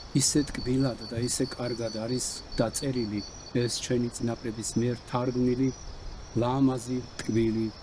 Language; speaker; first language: Georgian; non-native, local second language; Mingrelian